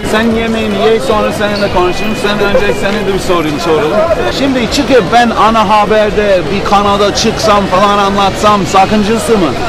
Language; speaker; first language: Turkish; non-native, fluent; English